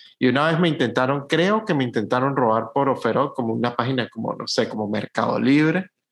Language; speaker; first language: Spanish; native; Spanish